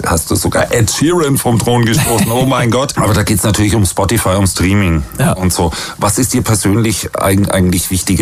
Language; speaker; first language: German; native; German